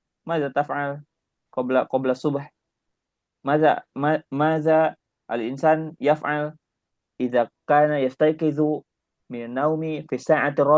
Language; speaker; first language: Arabic; non-native, fluent; Indonesian